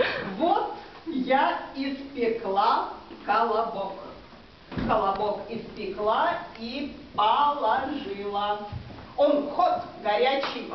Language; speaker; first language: Russian; non-native, learner; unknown